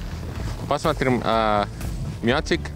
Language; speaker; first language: Russian; non-native, learner; Finnish